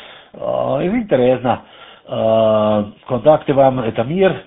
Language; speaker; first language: Russian; non-native, learner; German